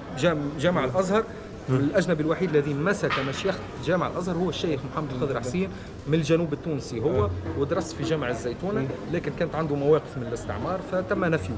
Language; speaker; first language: Arabic; native; Arabic